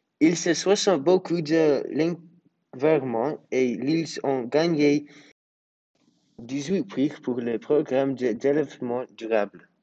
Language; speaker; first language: French; non-native, learner; English